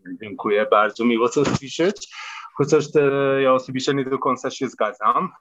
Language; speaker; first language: Polish; non-native, fluent; Persian